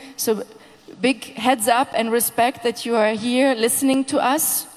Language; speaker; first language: English; non-native, fluent; Hungarian